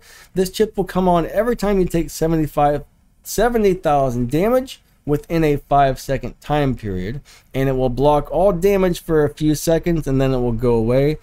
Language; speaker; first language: English; native; English